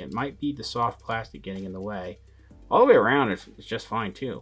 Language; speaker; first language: English; native; English